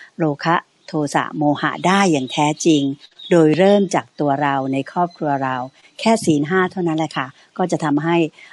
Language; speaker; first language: Thai; native; Thai